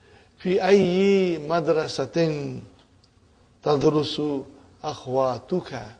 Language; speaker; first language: Arabic; non-native, fluent; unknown